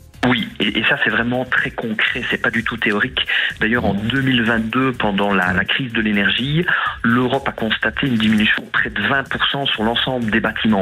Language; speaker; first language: French; native; French